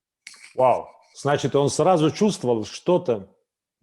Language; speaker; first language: Russian; non-native, fluent; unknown